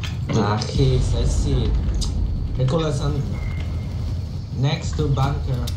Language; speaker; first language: English; non-native, learner; Polish